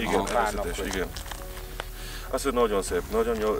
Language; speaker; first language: Hungarian; non-native, learner; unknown